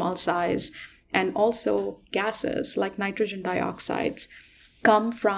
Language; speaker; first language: English; non-native, local second language; Hindi